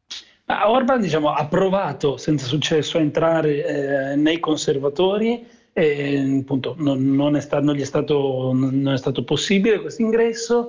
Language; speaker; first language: Italian; native; Italian